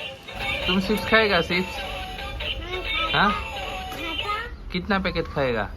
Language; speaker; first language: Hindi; non-native, local second language; Assamese